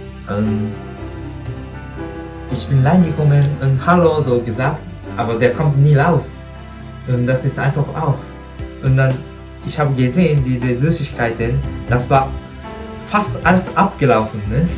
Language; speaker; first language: German; non-native, learner; Japanese